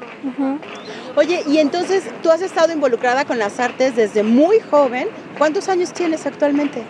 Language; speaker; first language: Spanish; native; Spanish